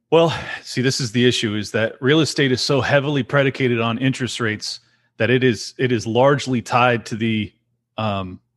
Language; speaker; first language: English; native; English